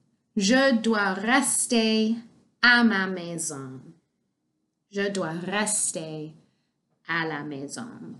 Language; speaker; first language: French; non-native, fluent; English